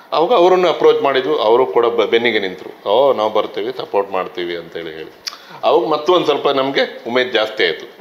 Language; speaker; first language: Kannada; native; Kannada